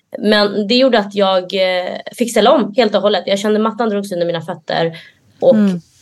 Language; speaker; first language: Swedish; early bilingual, other home language; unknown